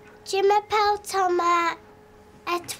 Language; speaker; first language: French; non-native, learner; English